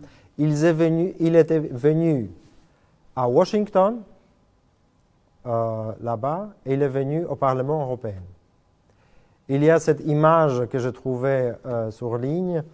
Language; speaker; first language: French; non-native, fluent; Polish